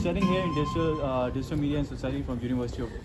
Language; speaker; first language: English; non-native, fluent; Hindi